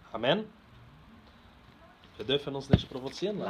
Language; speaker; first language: German; non-native, fluent; Portuguese